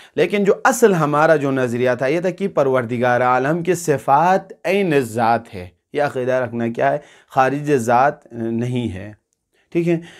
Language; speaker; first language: Urdu; non-native, local second language; Balti